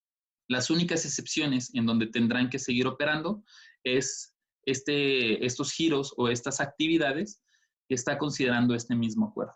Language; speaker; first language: Spanish; native; Spanish